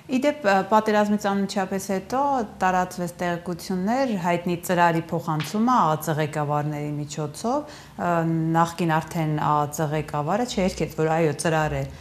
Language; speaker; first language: Armenian; native; Armenian